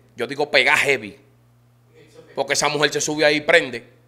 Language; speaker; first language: Spanish; native; Spanish